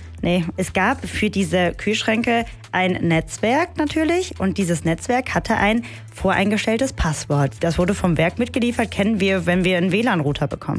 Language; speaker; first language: German; native; German